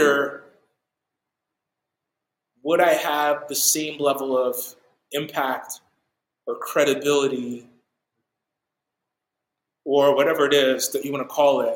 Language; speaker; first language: English; native; English